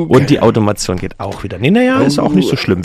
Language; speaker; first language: German; native; German